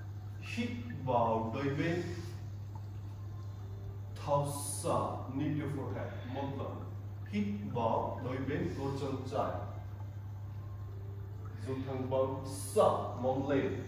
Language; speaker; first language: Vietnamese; non-native, learner; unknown